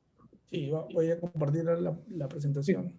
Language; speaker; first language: Spanish; native; Spanish